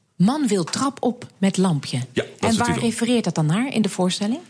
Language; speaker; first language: Dutch; native; Dutch